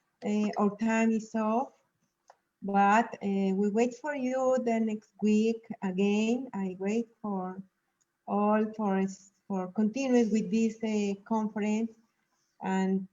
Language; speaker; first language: English; non-native, learner; Spanish